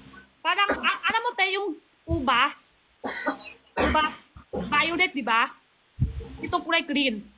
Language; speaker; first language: Filipino; non-native, learner; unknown